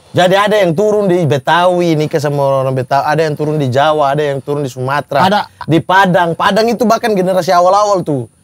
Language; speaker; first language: Indonesian; native; Indonesian